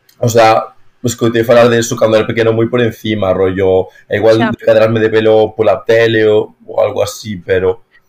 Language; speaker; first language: Galician; non-native, local second language; Spanish